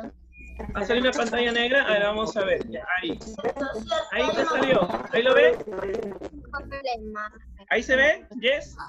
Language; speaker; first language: Spanish; native; Spanish